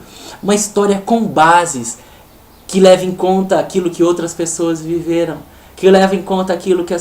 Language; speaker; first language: Portuguese; native; Portuguese